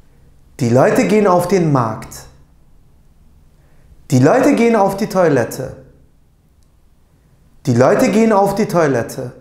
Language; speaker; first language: German; non-native, fluent; Turkish